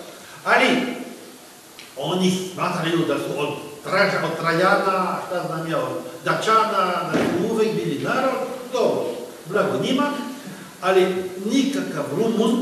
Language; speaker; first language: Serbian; non-native, fluent; French